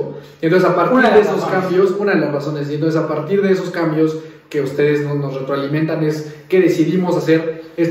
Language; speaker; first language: Spanish; native; Spanish